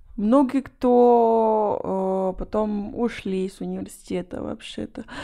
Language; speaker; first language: Russian; non-native, fluent; Spanish